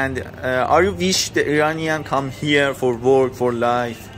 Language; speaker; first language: English; non-native, learner; Persian